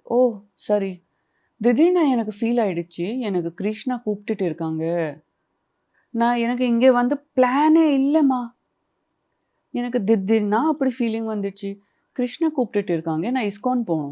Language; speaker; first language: Tamil; non-native, fluent; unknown